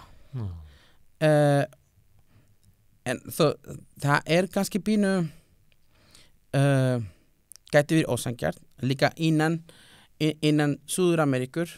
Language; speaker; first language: Icelandic; non-native, learner; Spanish